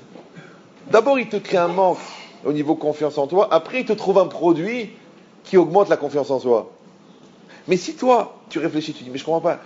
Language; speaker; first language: French; native; French